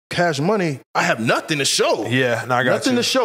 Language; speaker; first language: English; native; English